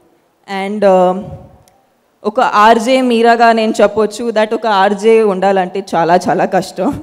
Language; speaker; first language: Telugu; non-native, fluent; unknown